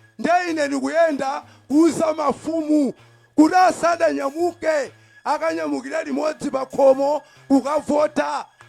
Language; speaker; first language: Nyanja; native; Nyanja